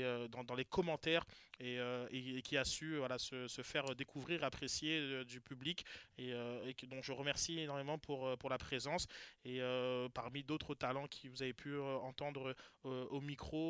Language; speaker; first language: French; native; French